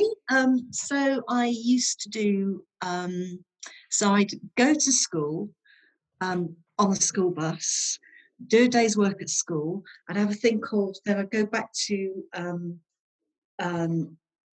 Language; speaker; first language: English; native; English